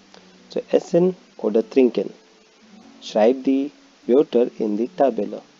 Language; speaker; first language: German; non-native, fluent; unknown